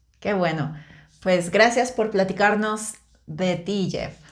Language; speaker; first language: Spanish; native; Spanish